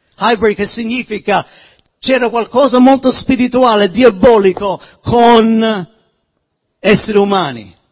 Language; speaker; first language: Italian; early bilingual, heritage; Italian